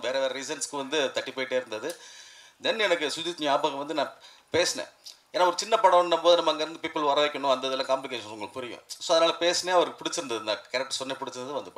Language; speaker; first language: Tamil; native; Tamil